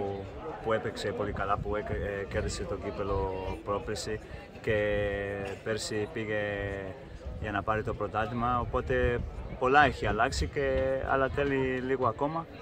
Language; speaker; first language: Greek; non-native, fluent; Portuguese